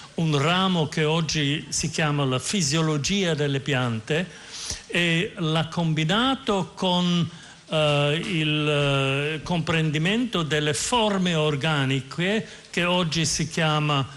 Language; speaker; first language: Italian; non-native, fluent; German